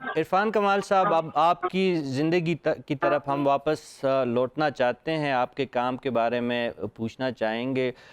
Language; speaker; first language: Urdu; non-native, local second language; Pashto